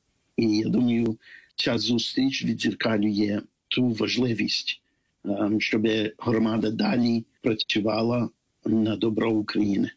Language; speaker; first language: Ukrainian; early bilingual, heritage; Ukrainian